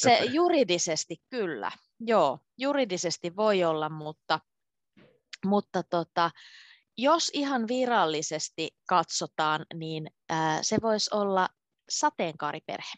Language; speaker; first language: Finnish; native; Finnish